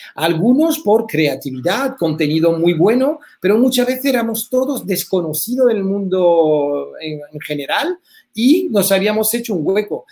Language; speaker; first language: Spanish; early bilingual, heritage; French